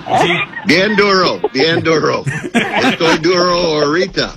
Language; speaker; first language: Spanish; non-native, learner; English